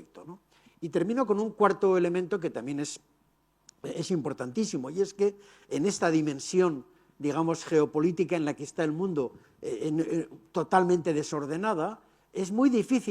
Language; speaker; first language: Spanish; native; Spanish